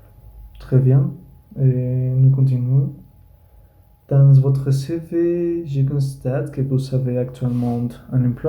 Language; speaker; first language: French; non-native, learner; Spanish